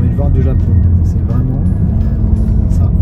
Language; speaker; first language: Japanese; non-native, learner; French